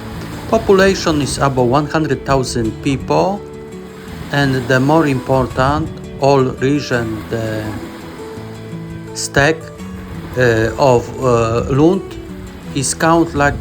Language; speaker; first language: English; non-native, learner; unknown